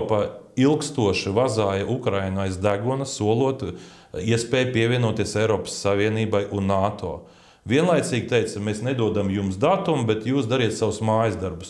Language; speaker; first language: Latvian; native; Latvian